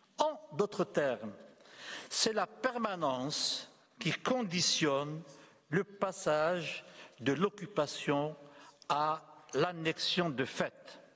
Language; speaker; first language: French; non-native, local second language; Arabic